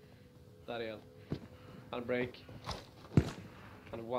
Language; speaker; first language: Swedish; native; Swedish